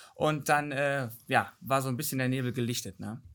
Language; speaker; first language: German; native; German